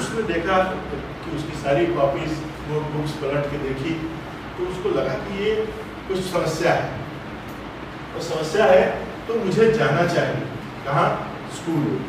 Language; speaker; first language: Hindi; native; Hindi